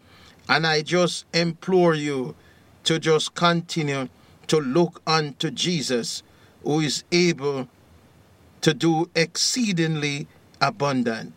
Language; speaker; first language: English; native; English